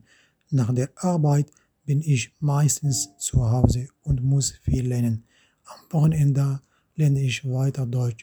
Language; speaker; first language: German; non-native, fluent; Arabic